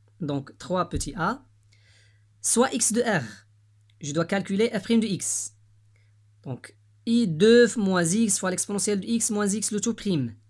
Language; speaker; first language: French; non-native, local second language; Arabic